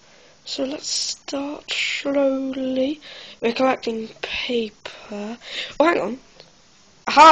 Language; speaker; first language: English; native; English